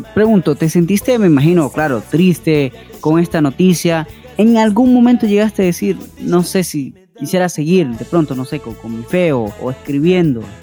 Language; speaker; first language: Spanish; native; Spanish